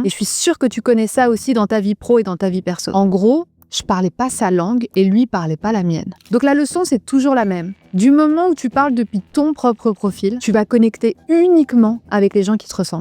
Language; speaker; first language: French; native; French